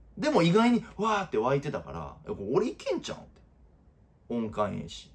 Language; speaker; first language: Japanese; native; Japanese